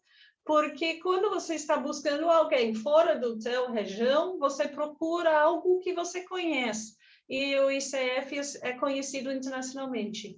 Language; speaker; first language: Portuguese; non-native, fluent; English